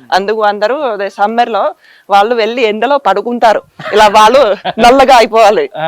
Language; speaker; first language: Telugu; non-native, fluent; Finnish